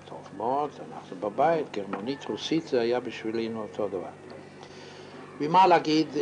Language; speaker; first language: Hebrew; non-native, fluent; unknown